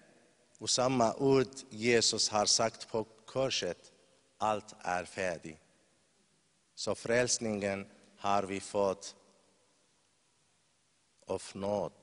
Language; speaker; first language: Swedish; non-native, fluent; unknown